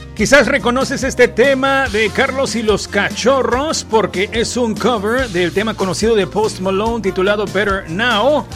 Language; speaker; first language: Spanish; early bilingual, heritage; Spanish